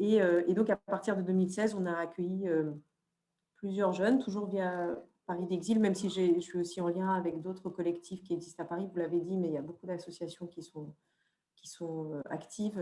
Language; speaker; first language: French; native; French